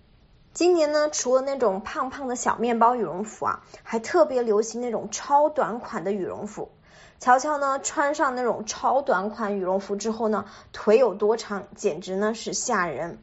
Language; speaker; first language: Chinese; native; Chinese